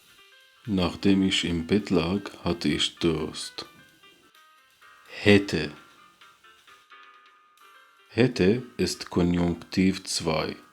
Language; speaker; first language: German; non-native, fluent; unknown